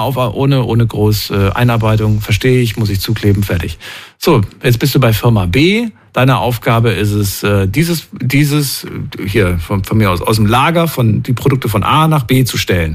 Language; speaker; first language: German; native; German